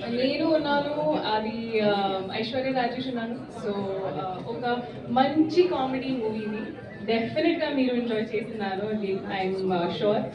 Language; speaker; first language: Telugu; non-native, learner; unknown